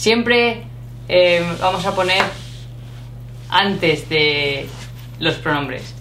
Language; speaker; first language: Spanish; native; Spanish